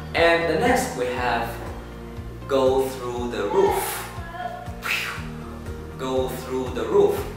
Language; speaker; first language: English; non-native, fluent; Vietnamese